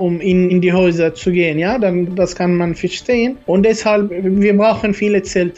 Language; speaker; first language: German; non-native, learner; Arabic